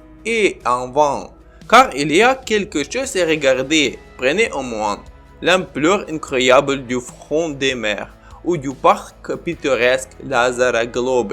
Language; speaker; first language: French; non-native, learner; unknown